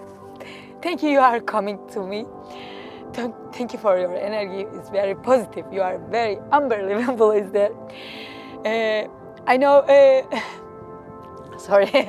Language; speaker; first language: English; non-native, learner; Turkish